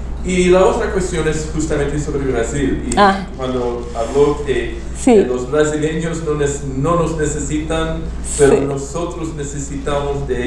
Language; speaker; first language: Spanish; non-native, fluent; Portuguese